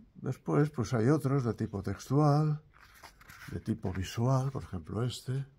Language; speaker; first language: Spanish; native; Spanish